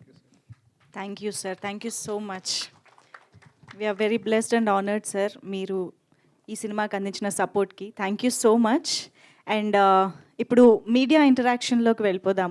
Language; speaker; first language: Telugu; native; Telugu